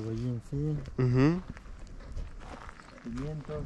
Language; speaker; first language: Spanish; native; Spanish